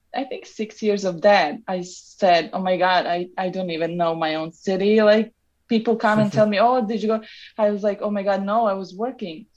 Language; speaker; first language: English; non-native, fluent; Serbian